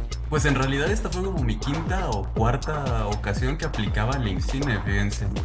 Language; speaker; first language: Spanish; native; Spanish